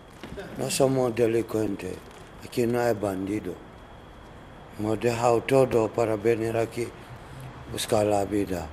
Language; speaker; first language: Spanish; non-native, learner; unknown